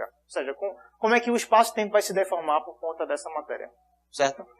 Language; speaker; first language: Portuguese; native; Portuguese